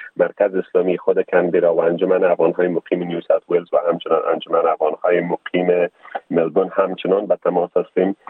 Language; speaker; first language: Persian; native; Persian